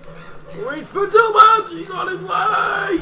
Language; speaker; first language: English; native; English